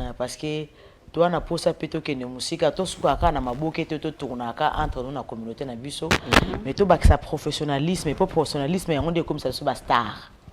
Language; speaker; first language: Lingala; non-native, local second language; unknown